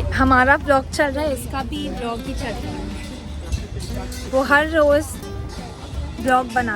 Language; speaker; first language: Hindi; non-native, local second language; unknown